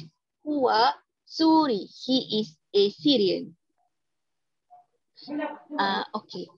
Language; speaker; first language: English; non-native, learner; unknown